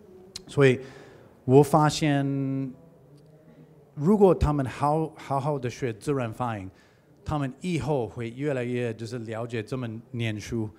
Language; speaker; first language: Chinese; non-native, learner; English